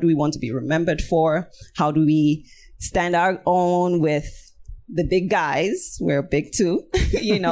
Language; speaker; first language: English; non-native, local second language; Yoruba